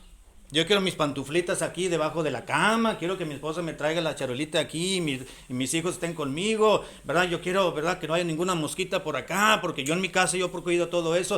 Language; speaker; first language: Spanish; native; Spanish